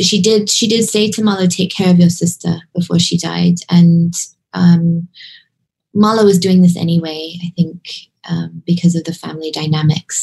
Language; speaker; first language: English; native; English